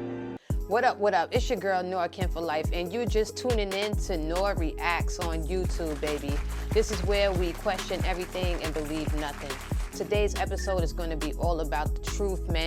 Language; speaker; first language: English; native; English